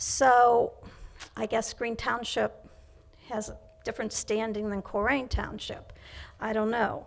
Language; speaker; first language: English; native; English